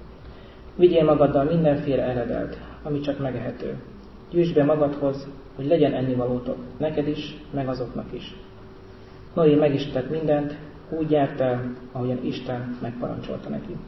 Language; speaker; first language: Hungarian; native; Hungarian